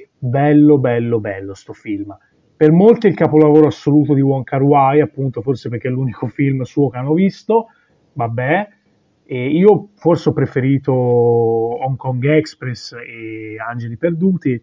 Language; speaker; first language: Italian; native; Italian